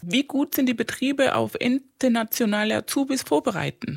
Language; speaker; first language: German; non-native, fluent; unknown